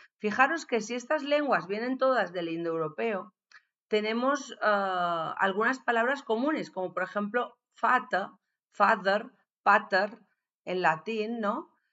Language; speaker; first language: Spanish; native; Spanish